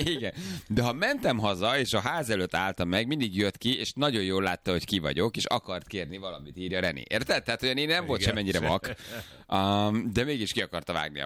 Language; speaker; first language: Hungarian; native; Hungarian